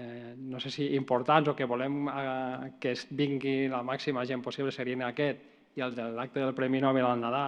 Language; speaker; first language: Catalan; native; Catalan